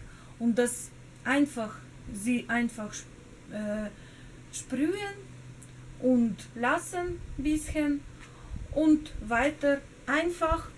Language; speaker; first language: German; non-native, learner; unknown